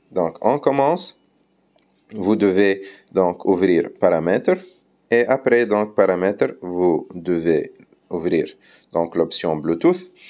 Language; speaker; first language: French; non-native, local second language; Arabic